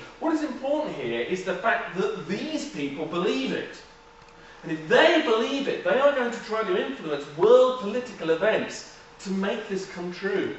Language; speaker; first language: English; native; English